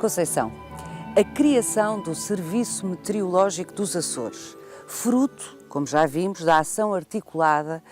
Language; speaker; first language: Portuguese; native; Portuguese